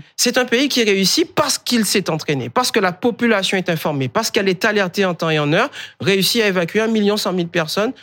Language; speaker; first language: French; native; French